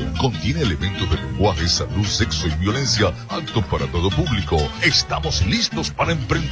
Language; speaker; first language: Spanish; native; Spanish